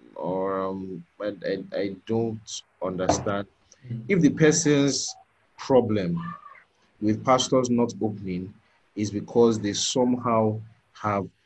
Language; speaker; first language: English; non-native, local second language; Yoruba